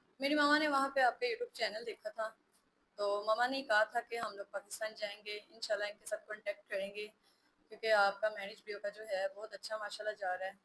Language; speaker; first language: Urdu; early bilingual, heritage; Hindi